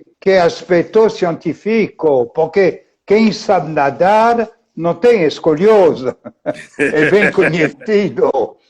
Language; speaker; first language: Portuguese; non-native, fluent; French